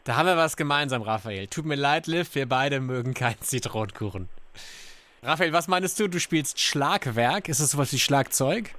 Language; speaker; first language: German; native; German